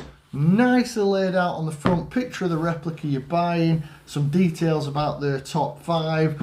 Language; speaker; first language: English; native; English